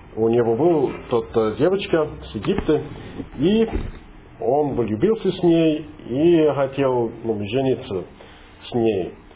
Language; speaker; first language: Russian; non-native, fluent; English